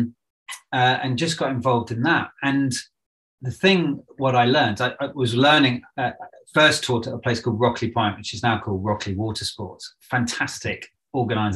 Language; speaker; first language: English; native; English